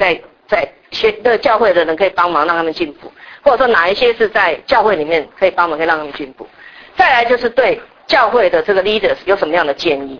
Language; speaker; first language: Chinese; native; Chinese